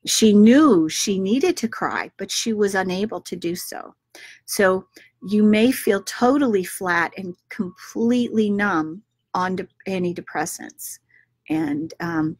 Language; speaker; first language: English; native; English